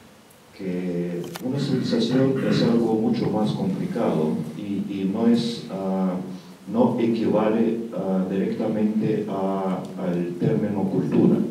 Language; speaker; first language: Spanish; non-native, fluent; Russian